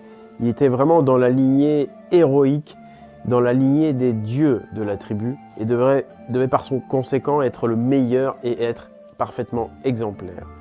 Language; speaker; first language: French; native; French